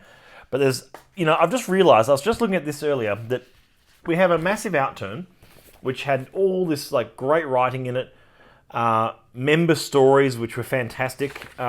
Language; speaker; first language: English; native; English